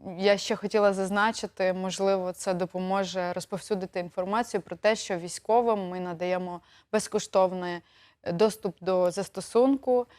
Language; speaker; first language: Ukrainian; native; Ukrainian